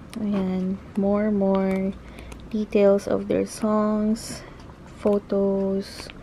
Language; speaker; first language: English; non-native, local second language; Filipino